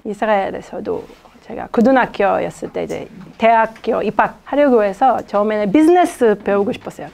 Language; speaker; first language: Korean; non-native, fluent; Hebrew